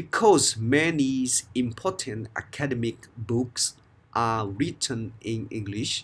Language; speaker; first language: English; non-native, fluent; Khmer